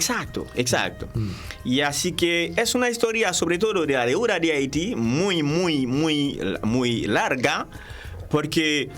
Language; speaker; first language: Spanish; non-native, fluent; Haitian Creole